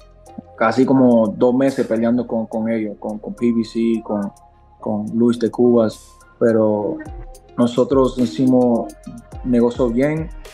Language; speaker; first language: Spanish; early bilingual, heritage; Spanish